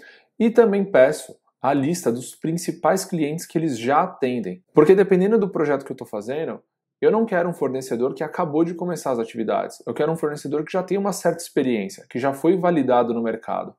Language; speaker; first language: Portuguese; native; Portuguese